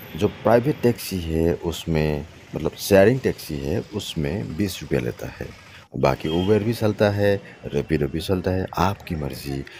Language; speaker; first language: Hindi; non-native, local second language; Assamese